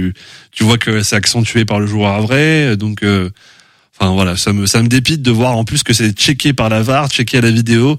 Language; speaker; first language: French; native; French